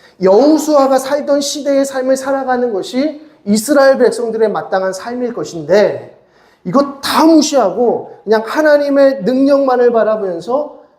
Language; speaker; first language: Korean; native; Korean